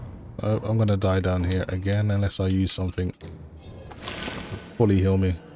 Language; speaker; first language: English; native; English